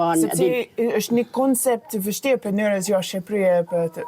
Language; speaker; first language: Albanian; non-native, learner; English